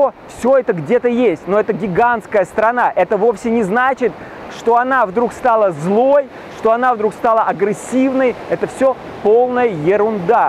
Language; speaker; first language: Russian; native; Russian